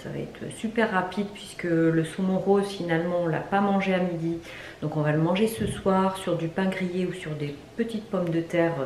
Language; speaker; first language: French; native; French